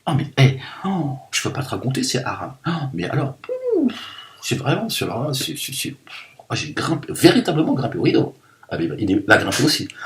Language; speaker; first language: French; native; French